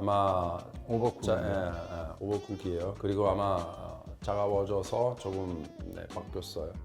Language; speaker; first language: Korean; non-native, fluent; Italian